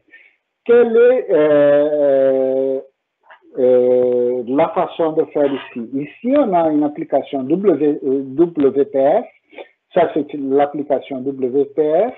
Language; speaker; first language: French; non-native, fluent; Portuguese